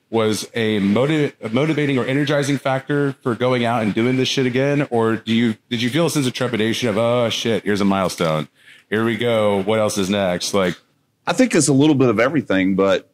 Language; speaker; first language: English; native; English